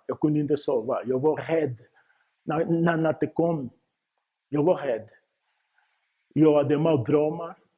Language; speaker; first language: Swedish; non-native, fluent; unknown